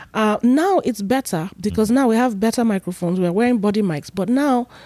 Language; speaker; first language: English; non-native, local second language; Igbo